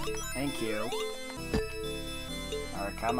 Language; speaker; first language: English; native; English